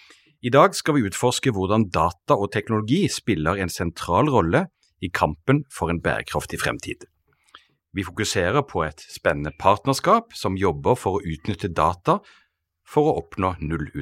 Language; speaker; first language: Norwegian; native; Norwegian